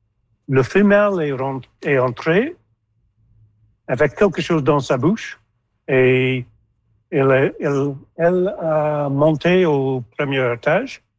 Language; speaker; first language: French; non-native, local second language; English